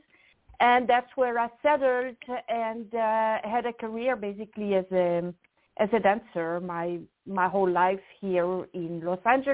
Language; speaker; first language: English; non-native, fluent; French